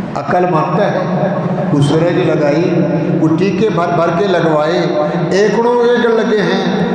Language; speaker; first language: Urdu; non-native, local second language; Punjabi